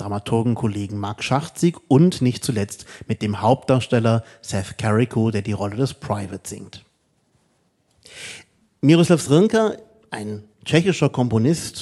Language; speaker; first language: German; native; German